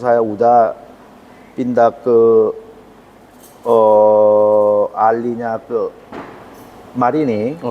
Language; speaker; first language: Indonesian; non-native, learner; Korean